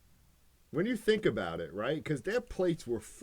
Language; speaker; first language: English; native; English